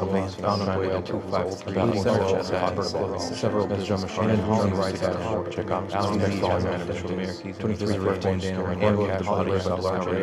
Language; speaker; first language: English; native; English